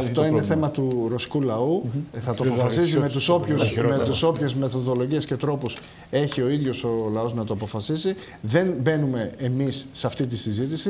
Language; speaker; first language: Greek; native; Greek